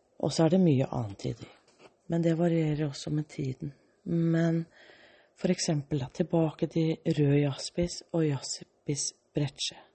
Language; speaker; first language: Norwegian; early bilingual, other home language; Danish